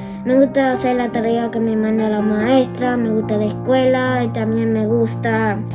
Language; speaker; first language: Spanish; non-native, learner; English